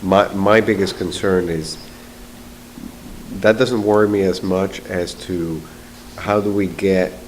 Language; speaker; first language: English; native; English